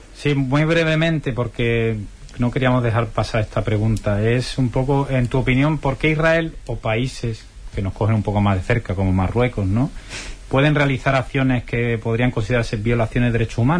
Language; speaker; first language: Spanish; native; Spanish